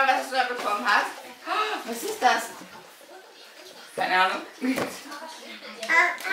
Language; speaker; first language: German; native; German